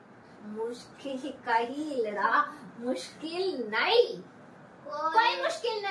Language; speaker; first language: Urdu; non-native, local second language; Tamil